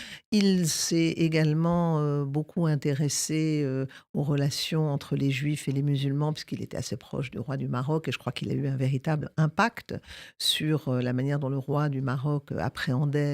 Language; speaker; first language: French; native; French